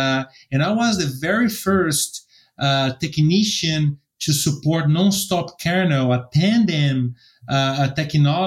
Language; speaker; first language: English; non-native, fluent; Portuguese